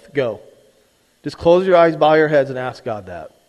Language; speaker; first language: English; native; English